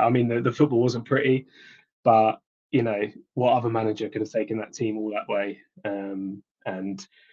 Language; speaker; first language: English; native; English